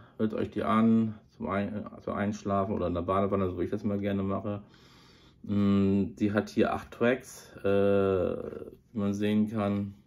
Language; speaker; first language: German; native; German